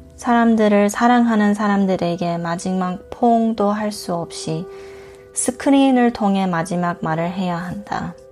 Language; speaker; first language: Korean; early bilingual, heritage; Korean